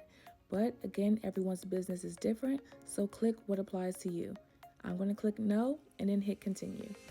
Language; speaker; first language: English; native; English